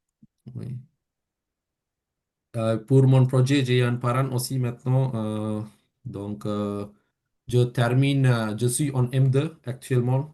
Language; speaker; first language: French; non-native, fluent; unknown